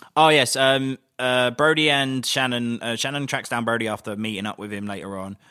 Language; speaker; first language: English; native; English